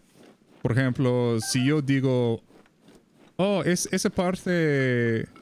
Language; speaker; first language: Spanish; non-native, fluent; English